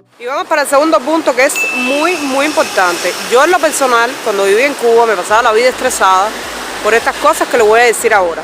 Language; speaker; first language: Spanish; native; Spanish